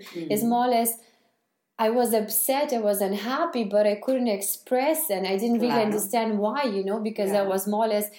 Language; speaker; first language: English; non-native, fluent; Lithuanian